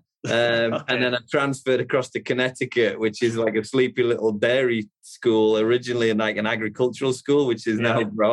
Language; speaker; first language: English; native; English